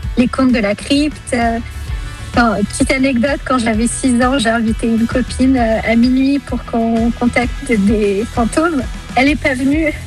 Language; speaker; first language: French; early bilingual, other home language; Spanish